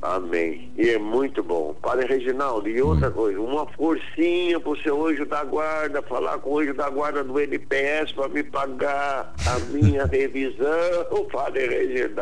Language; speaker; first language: Portuguese; native; Portuguese